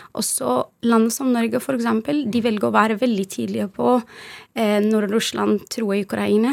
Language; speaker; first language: Norwegian; non-native, fluent; Arabic